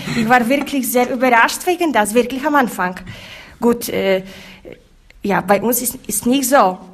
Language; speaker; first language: German; non-native, learner; Polish